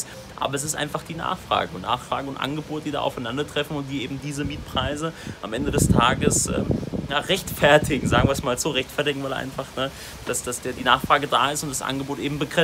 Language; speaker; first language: German; native; German